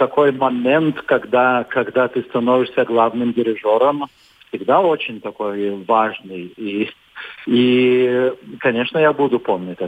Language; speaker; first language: Russian; non-native, fluent; Lithuanian